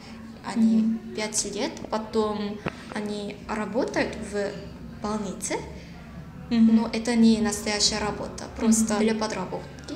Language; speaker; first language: Russian; non-native, learner; Korean